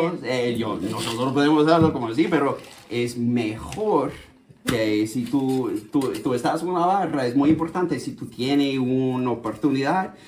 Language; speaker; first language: Spanish; non-native, learner; English